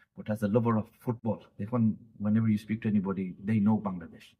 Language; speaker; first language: Bangla; early bilingual, heritage; Bangla